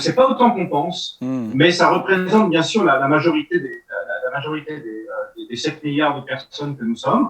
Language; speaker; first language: French; native; French